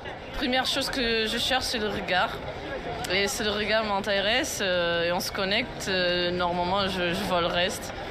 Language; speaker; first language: French; non-native, fluent; Spanish